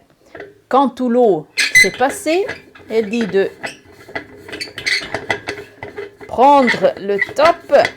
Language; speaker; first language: French; non-native, learner; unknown